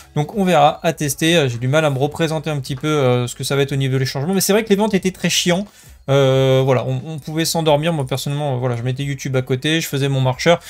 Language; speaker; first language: French; native; French